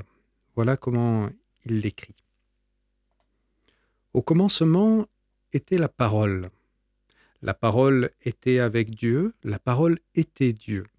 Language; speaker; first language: French; native; French